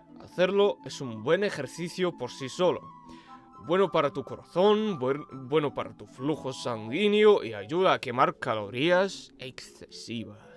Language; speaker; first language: Spanish; non-native, fluent; Russian